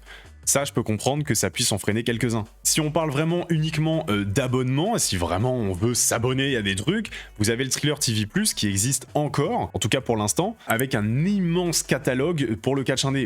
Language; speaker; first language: French; native; French